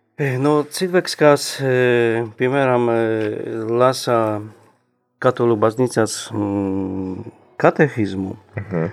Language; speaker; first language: Latvian; non-native, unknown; Polish